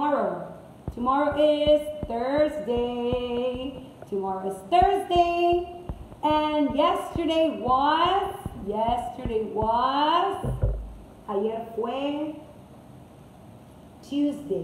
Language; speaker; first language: English; non-native, fluent; Spanish